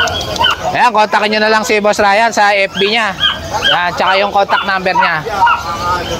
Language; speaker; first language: Filipino; native; Filipino